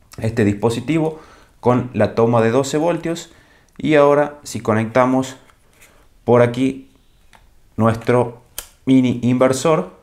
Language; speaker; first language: Spanish; native; Spanish